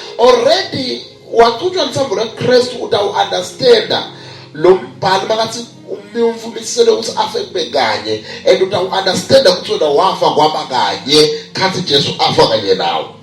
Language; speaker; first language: Zulu; non-native, local second language; Swati